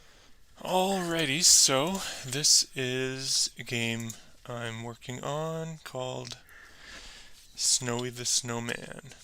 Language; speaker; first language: English; native; English